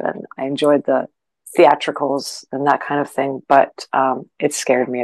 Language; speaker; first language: English; native; English